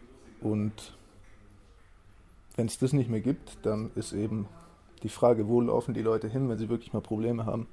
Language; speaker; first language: German; native; German